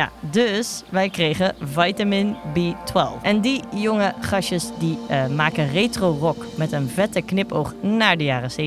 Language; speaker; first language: Dutch; native; Dutch